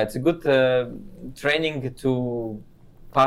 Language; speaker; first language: English; non-native, fluent; Kazakh